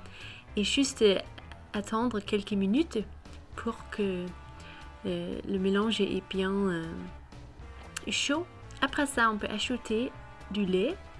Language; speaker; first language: French; non-native, fluent; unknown